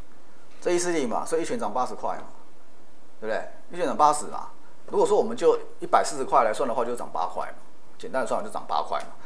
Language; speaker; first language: Chinese; native; Chinese